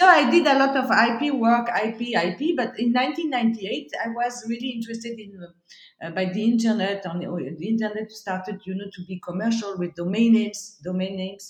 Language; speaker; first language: English; non-native, fluent; French